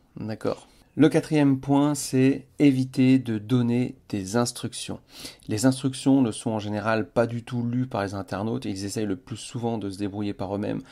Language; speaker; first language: French; native; French